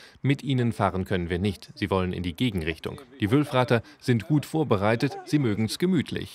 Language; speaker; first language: German; native; German